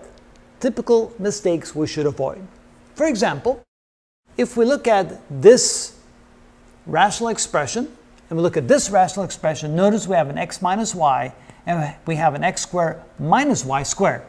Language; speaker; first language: English; native; English